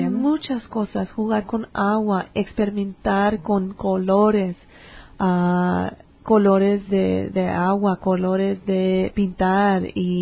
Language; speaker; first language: Spanish; early bilingual, heritage; English